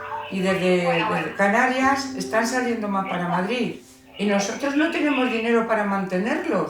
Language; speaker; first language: Spanish; native; Spanish